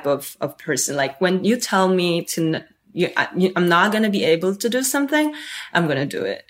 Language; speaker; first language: English; non-native, fluent; Italian